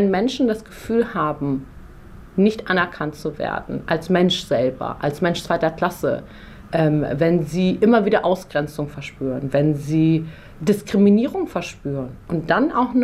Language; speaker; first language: German; early bilingual, other home language; Persian